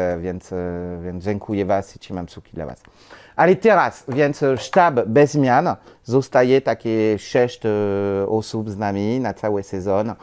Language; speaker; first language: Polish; non-native, learner; French